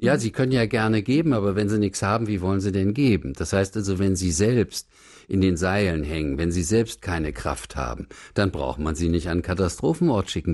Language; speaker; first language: German; native; German